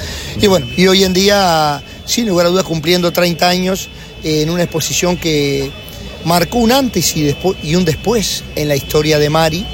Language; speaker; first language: Spanish; native; Spanish